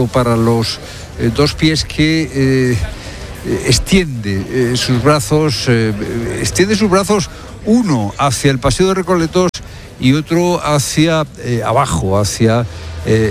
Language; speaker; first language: Spanish; native; Spanish